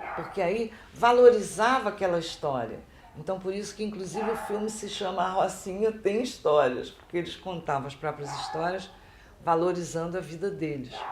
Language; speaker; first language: Portuguese; native; Portuguese